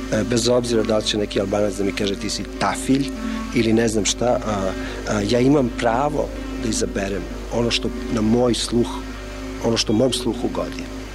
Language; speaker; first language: Serbian; non-native, local second language; Albanian